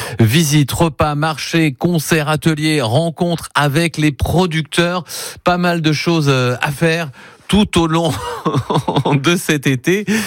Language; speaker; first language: French; native; French